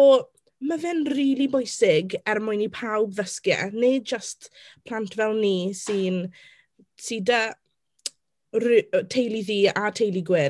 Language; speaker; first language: Welsh; non-native, local second language; English